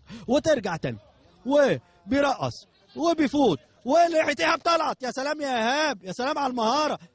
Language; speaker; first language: Arabic; native; Arabic